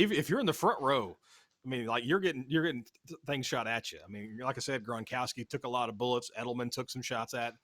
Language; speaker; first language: English; native; English